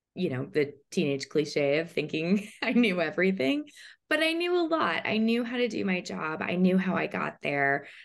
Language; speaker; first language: English; native; English